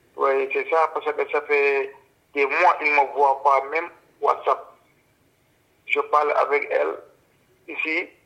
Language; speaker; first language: French; non-native, local second language; Wolof